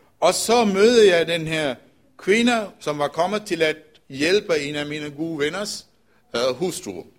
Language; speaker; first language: Danish; non-native, fluent; Tamil